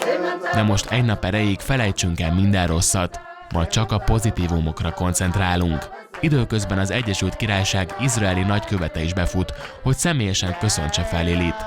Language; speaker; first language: Hungarian; native; Hungarian